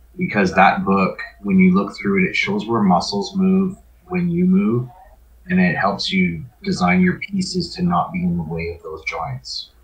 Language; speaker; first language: English; native; English